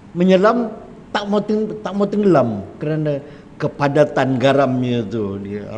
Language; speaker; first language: Malay; native; Malay